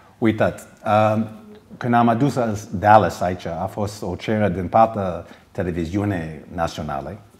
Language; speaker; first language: Romanian; early bilingual, heritage; Romanian